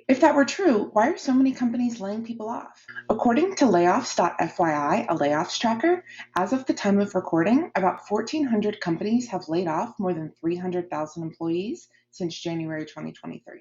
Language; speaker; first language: English; native; English